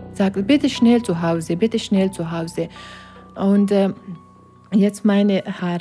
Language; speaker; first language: German; non-native, learner; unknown